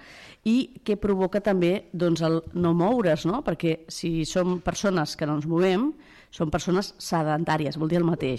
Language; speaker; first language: Catalan; native; Catalan